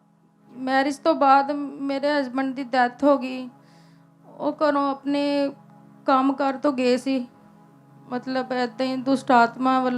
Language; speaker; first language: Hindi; non-native, local second language; Punjabi